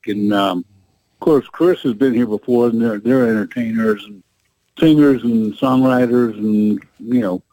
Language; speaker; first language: English; native; English